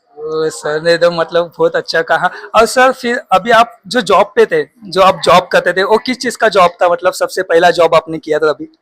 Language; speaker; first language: Hindi; non-native, local second language; Marathi